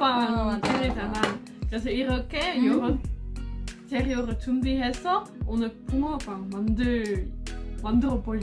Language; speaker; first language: Korean; non-native, fluent; Dutch